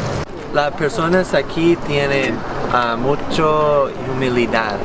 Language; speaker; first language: Spanish; non-native, learner; English